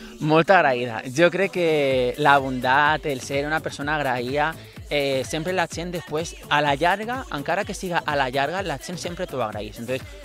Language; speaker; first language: Catalan; native; Catalan